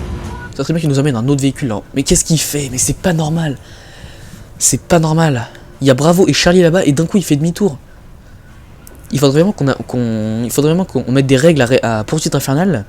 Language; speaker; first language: French; native; French